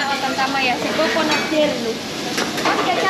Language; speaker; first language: Finnish; non-native, learner; Indonesian